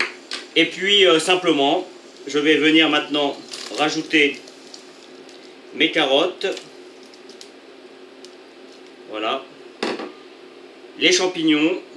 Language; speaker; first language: French; native; French